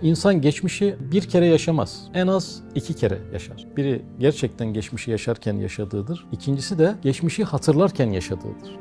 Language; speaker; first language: Turkish; native; Turkish